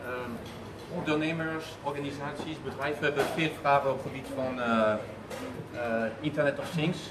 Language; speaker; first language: Dutch; non-native, fluent; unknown